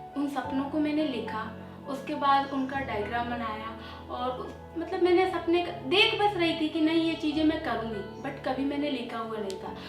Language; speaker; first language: Hindi; native; Hindi